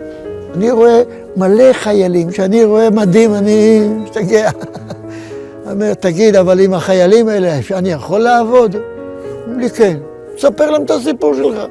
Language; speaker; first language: Hebrew; non-native, fluent; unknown